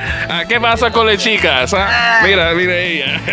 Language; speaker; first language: Spanish; non-native, learner; English